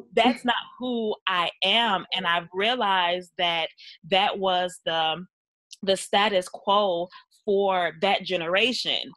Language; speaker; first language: English; native; English